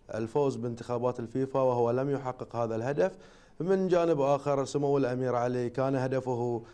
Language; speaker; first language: Arabic; native; Arabic